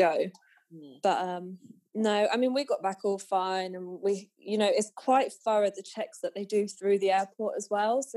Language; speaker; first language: English; native; English